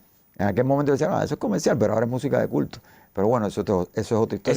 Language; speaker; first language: Spanish; native; Spanish